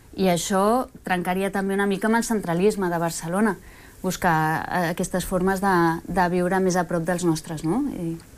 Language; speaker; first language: Catalan; early bilingual, other home language; Spanish